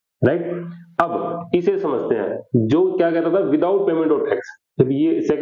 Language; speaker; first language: Hindi; native; Hindi